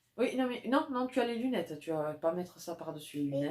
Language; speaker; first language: French; native; French